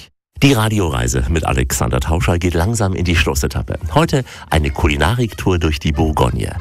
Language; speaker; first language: German; native; German